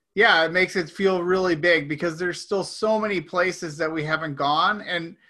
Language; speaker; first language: English; native; English